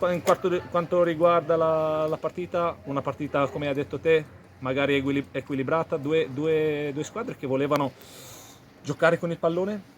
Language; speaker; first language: Italian; non-native, fluent; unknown